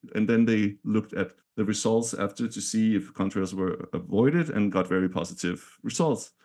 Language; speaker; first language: English; non-native, fluent; Danish